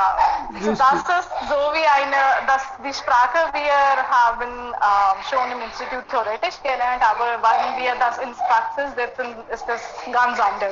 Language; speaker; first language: German; non-native, fluent; Hindi